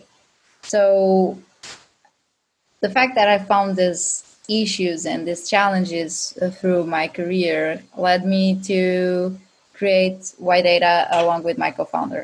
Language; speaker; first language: English; non-native, fluent; Portuguese